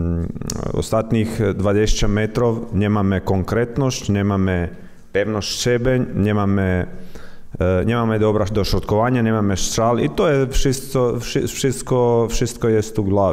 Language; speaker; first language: Polish; non-native, learner; Croatian